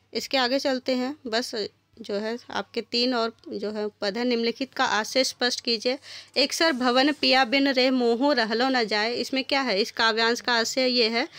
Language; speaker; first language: Hindi; native; Hindi